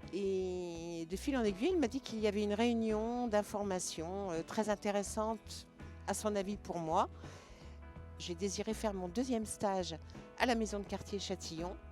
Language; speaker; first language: French; native; French